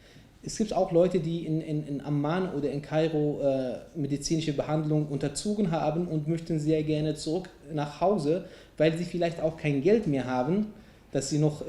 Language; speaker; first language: German; non-native, fluent; Arabic